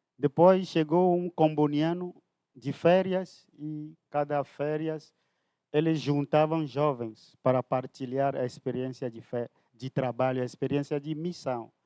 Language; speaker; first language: Portuguese; non-native, fluent; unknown